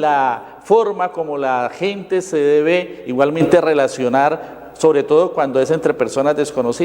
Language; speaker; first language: Spanish; native; Spanish